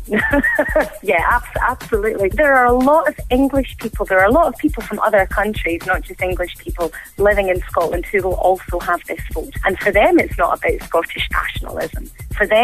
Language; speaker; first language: English; native; English